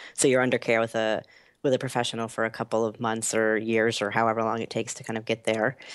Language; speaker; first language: English; native; English